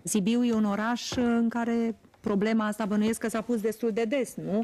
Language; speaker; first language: Romanian; native; Romanian